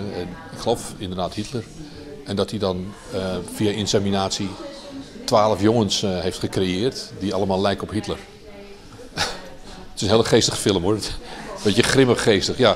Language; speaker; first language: Dutch; native; Dutch